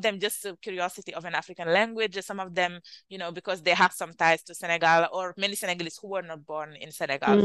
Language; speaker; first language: English; non-native, fluent; Wolof